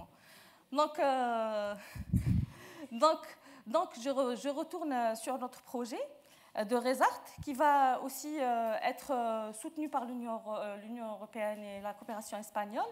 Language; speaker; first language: French; non-native, local second language; Arabic